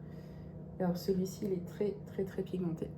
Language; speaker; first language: French; native; French